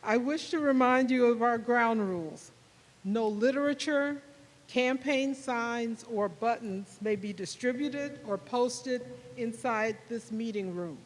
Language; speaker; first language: English; native; English